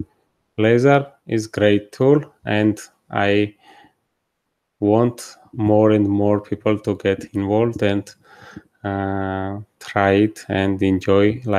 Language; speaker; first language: English; non-native, fluent; Georgian